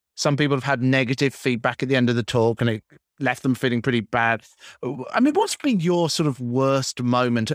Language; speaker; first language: English; native; English